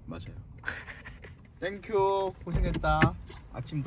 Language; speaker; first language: Korean; native; Korean